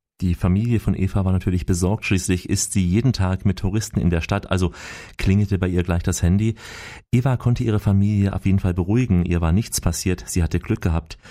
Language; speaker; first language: German; native; German